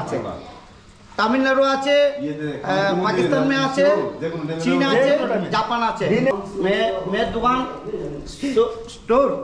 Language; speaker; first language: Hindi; non-native, learner; Bangla